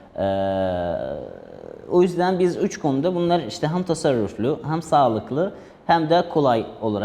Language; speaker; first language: Turkish; non-native, fluent; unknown